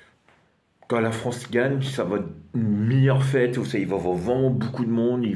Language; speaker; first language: French; non-native, fluent; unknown